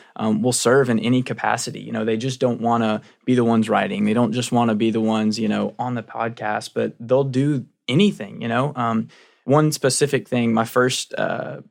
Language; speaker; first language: English; native; English